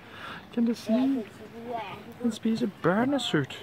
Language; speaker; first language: Danish; non-native, fluent; English